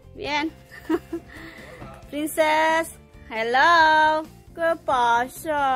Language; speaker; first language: Spanish; non-native, learner; Indonesian